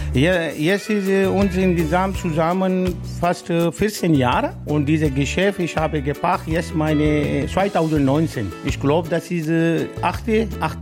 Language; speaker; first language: German; non-native, learner; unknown